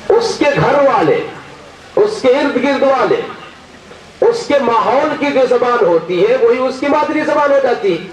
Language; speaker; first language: Urdu; native; Urdu